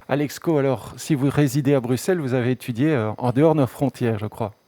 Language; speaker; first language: French; native; French